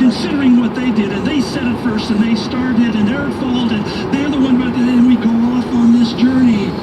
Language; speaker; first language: English; native; English